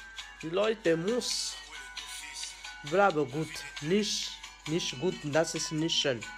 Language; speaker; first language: German; non-native, learner; French